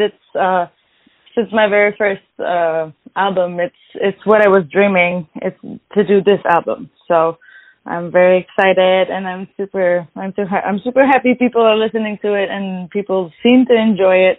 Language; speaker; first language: English; non-native, fluent; French